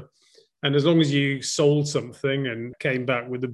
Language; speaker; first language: English; native; English